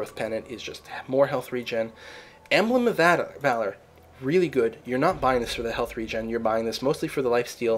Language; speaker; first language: English; native; English